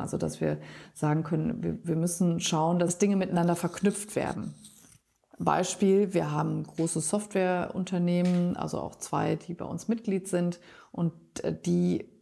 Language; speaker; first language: German; native; German